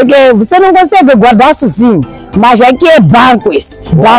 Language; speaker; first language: Portuguese; non-native, local second language; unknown